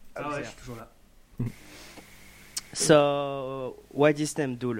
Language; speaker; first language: French; native; French